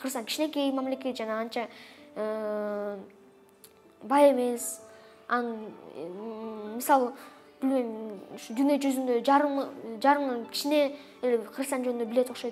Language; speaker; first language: Kyrgyz; non-native, local second language; Russian